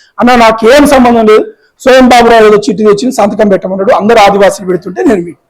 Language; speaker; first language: Telugu; non-native, local second language; Lambadi